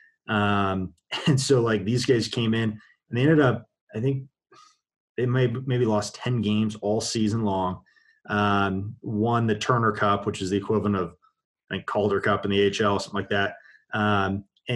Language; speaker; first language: English; native; English